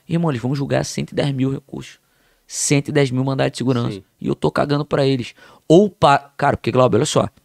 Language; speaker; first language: Portuguese; native; Portuguese